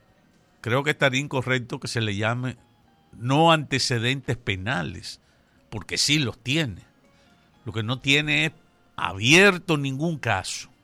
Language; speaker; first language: Spanish; native; Spanish